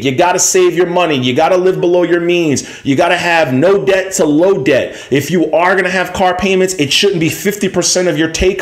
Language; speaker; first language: English; native; English